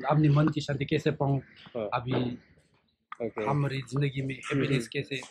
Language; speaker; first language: Hindi; non-native, fluent; Tibetan